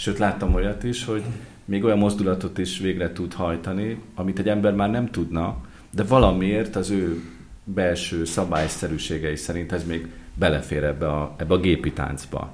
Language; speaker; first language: Hungarian; native; Hungarian